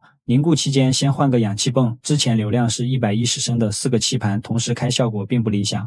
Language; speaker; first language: Chinese; native; Chinese